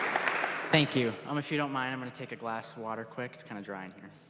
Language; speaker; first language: English; native; English